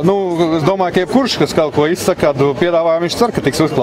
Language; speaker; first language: Latvian; native; Latvian